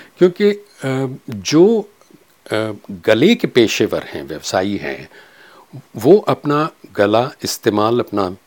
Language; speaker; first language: Hindi; non-native, local second language; Kachhi